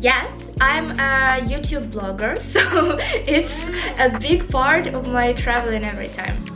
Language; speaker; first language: English; non-native, learner; Ukrainian